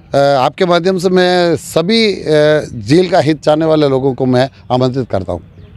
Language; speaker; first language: Hindi; native; Hindi